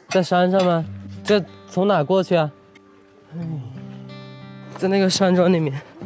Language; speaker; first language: Chinese; native; Chinese